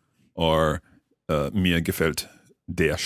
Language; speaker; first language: German; non-native, learner; English